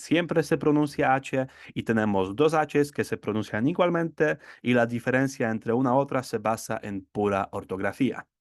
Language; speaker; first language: Spanish; non-native, fluent; Polish